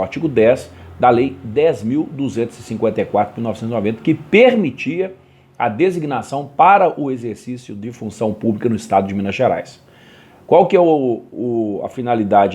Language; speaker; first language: Portuguese; native; Portuguese